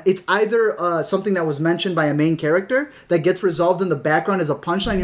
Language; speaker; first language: English; native; English